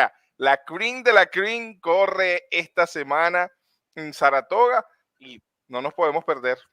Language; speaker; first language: Spanish; native; Spanish